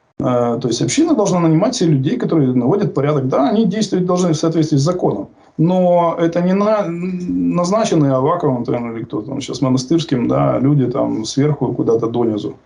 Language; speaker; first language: Russian; native; Russian